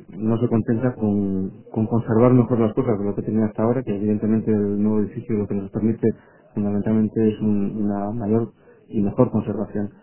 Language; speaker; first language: Spanish; non-native, local second language; Basque